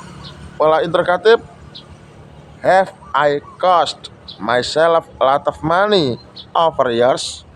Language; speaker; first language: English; non-native, learner; Indonesian